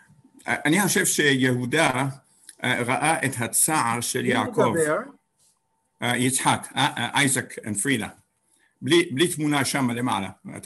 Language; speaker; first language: Hebrew; non-native, fluent; English